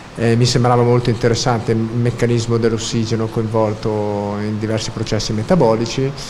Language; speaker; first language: Italian; native; Italian